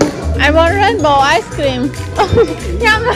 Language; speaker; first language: English; non-native, learner; Khmer